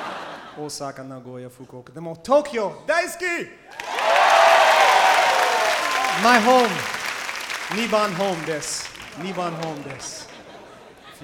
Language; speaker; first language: Japanese; non-native, learner; English